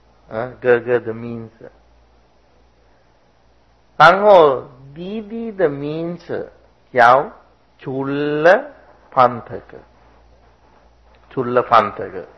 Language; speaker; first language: Chinese; non-native, fluent; Sinhala